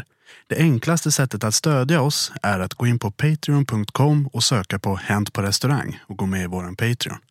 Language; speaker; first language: Swedish; native; Swedish